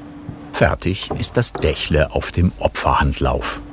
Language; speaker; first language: German; native; German